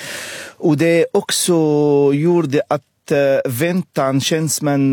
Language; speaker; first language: Swedish; non-native, fluent; Arabic